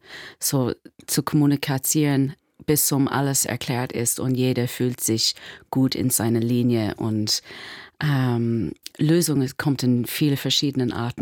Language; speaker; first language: German; non-native, learner; English